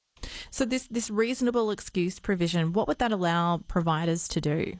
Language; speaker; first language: English; native; English